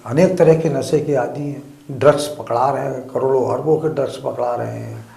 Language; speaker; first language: Hindi; native; Hindi